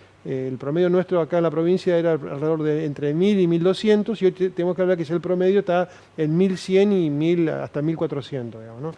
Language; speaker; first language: Spanish; native; Spanish